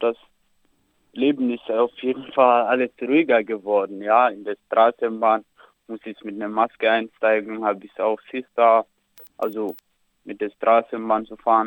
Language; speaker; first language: German; non-native, learner; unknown